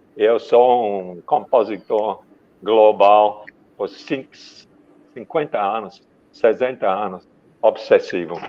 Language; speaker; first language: Portuguese; non-native, fluent; English